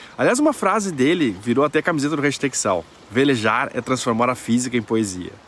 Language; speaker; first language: Portuguese; native; Portuguese